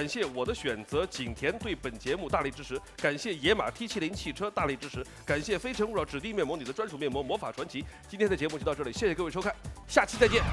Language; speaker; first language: Chinese; native; Chinese